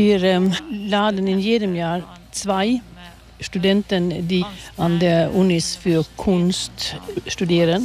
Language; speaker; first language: German; non-native, fluent; Swedish